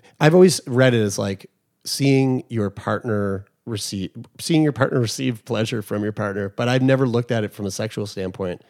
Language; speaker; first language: English; native; English